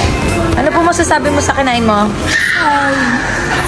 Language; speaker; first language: Filipino; native; Filipino